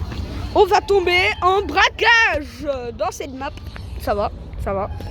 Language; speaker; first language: French; native; French